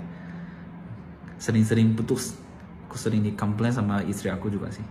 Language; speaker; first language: Indonesian; non-native, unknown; Chinese